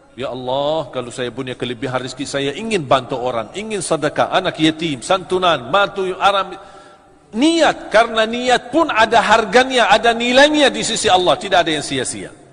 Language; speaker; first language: Malay; non-native, fluent; Arabic